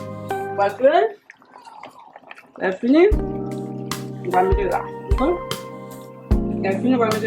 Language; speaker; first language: French; non-native, learner; Haitian Creole